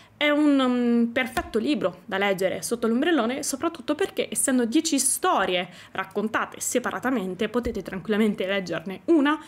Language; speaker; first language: Italian; native; Italian